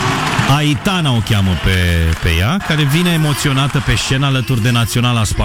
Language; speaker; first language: Romanian; native; Romanian